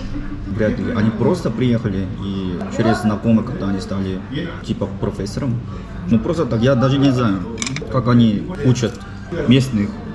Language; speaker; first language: Russian; non-native, fluent; Korean